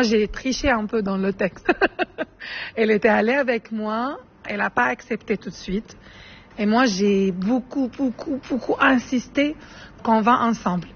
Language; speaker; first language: French; non-native, fluent; Arabic